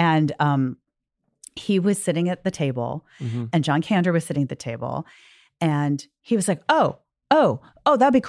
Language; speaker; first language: English; native; English